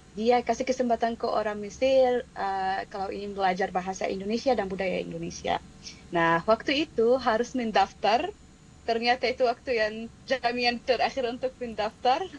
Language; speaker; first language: Indonesian; non-native, fluent; Arabic